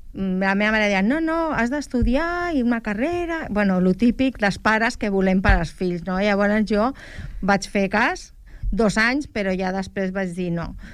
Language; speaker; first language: Catalan; non-native, local second language; Spanish